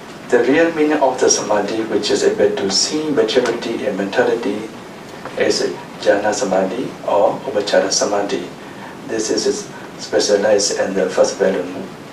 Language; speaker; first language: English; non-native, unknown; Burmese